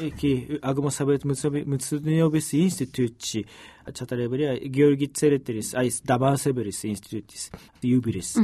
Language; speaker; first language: Georgian; non-native, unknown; Japanese